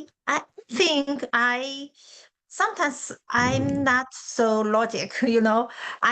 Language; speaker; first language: English; non-native, learner; Chinese